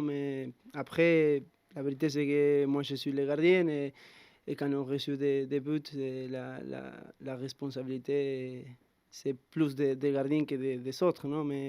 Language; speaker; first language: French; non-native, fluent; Spanish